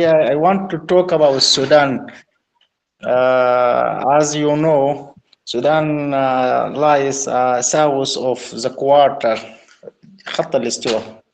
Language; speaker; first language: English; non-native, learner; Arabic